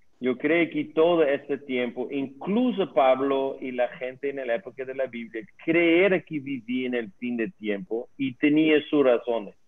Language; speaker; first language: Spanish; non-native, learner; Dutch